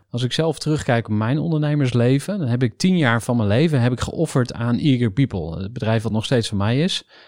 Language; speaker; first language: Dutch; native; Dutch